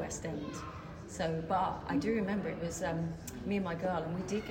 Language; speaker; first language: English; native; English